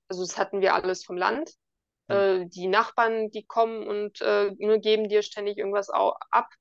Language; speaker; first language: German; native; German